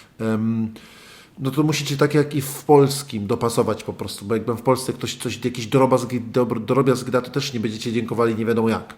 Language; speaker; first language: Polish; early bilingual, other home language; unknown